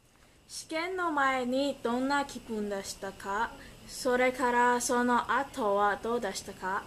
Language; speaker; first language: Japanese; non-native, learner; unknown